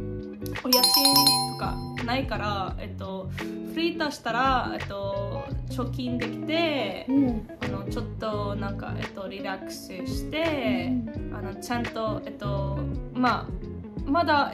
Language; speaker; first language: Japanese; non-native, fluent; English